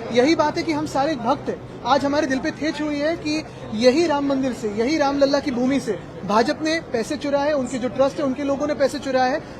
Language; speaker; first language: Hindi; non-native, local second language; Marathi